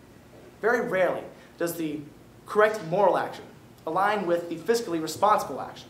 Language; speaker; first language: English; native; English